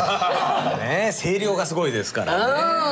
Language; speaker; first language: Japanese; native; Japanese